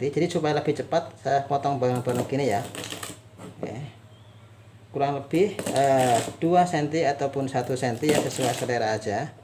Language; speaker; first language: Indonesian; native; Indonesian